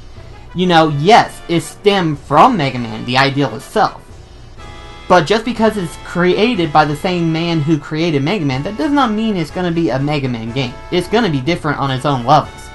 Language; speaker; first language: English; native; English